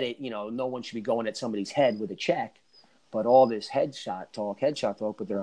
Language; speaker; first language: English; native; English